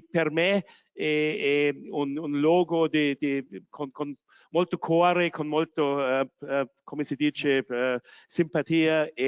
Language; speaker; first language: Italian; non-native, learner; German